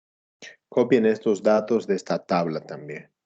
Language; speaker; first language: Spanish; native; Spanish